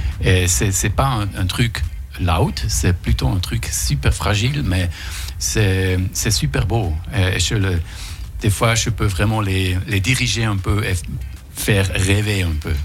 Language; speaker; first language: French; non-native, fluent; Swiss German